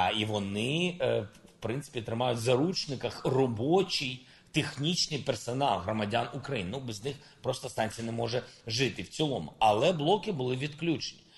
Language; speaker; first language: Ukrainian; non-native, local second language; Russian